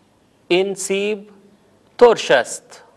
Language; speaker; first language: Persian; non-native, fluent; Urdu